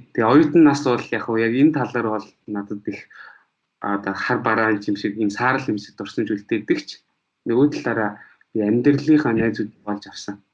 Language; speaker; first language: Mongolian; early bilingual, heritage; Mongolian